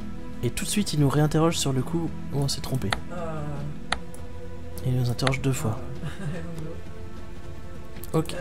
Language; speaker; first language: French; native; French